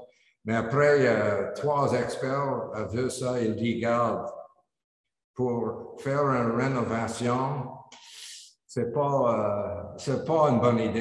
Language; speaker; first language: French; non-native, learner; English